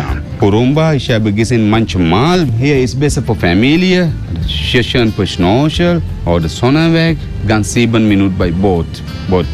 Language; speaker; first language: German; non-native, learner; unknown